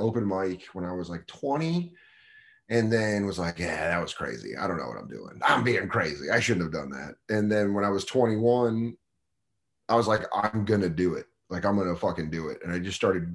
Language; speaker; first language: English; native; English